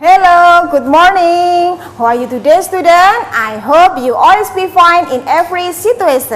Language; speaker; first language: English; non-native, learner; Indonesian